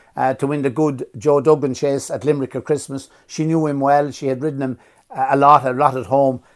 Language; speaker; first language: English; native; English